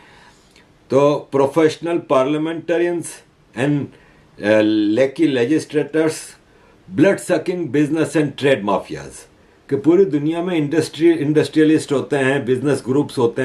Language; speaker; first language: Urdu; native; Urdu